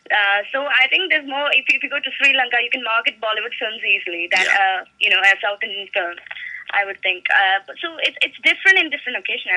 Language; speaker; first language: English; non-native, local second language; Malayalam